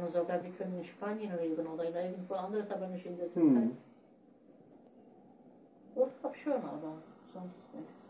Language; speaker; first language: German; non-native, learner; Turkish